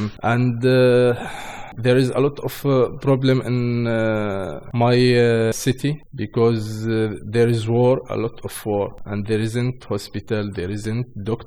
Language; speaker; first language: English; non-native, learner; Arabic